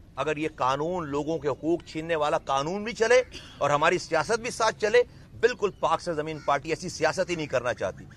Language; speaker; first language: Urdu; native; Urdu